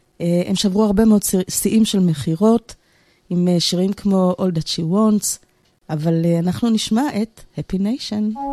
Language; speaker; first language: Hebrew; native; Hebrew